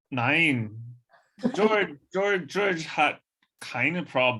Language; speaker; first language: German; non-native, learner; English